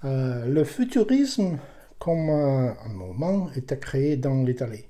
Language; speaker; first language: French; non-native, learner; Ukrainian